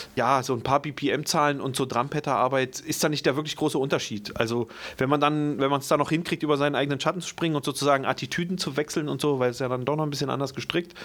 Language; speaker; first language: German; native; German